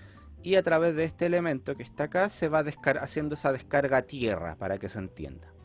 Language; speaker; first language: Spanish; native; Spanish